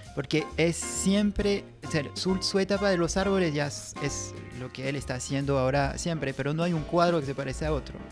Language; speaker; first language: Spanish; non-native, fluent; French